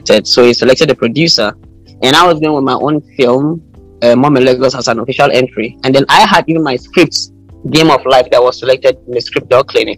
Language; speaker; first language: English; non-native, local second language; Hausa